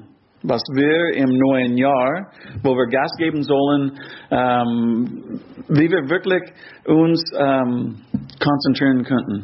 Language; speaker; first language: German; non-native, fluent; English